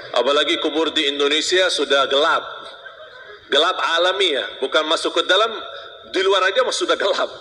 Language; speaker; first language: Malay; non-native, fluent; Arabic